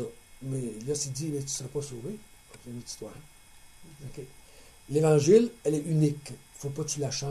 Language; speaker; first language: French; native; French